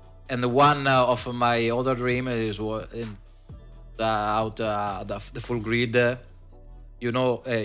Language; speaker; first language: English; non-native, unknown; Italian